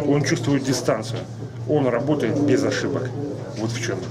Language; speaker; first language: Russian; native; Russian